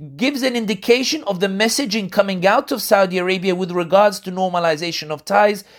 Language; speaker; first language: English; native; English